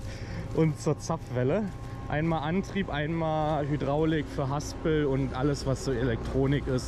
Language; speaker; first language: German; native; German